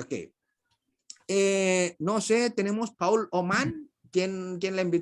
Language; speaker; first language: Spanish; non-native, fluent; Indonesian